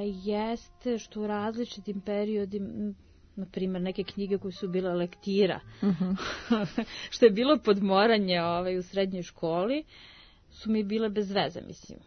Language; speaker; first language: Serbian; native; Serbian